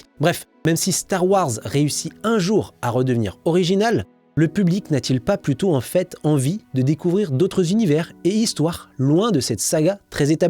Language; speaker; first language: French; native; French